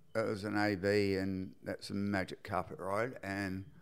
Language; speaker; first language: English; native; English